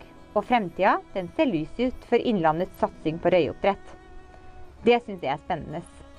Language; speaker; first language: Norwegian; native; Norwegian